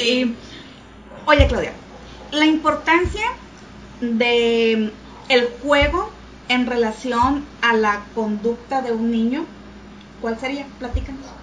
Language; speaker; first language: Spanish; native; Spanish